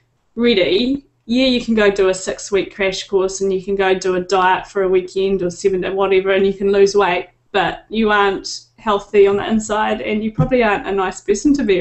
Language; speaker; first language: English; native; English